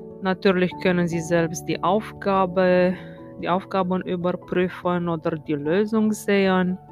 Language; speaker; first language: German; non-native, fluent; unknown